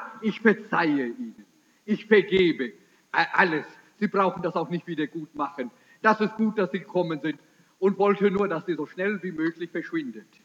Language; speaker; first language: German; early bilingual, heritage; German